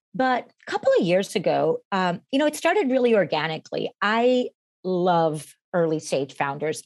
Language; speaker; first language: English; non-native, fluent; Spanish